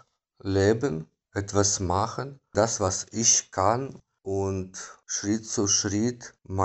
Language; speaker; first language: German; non-native, fluent; Ukrainian